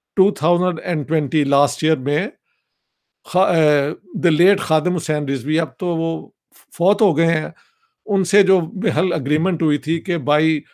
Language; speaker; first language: Urdu; non-native, local second language; Punjabi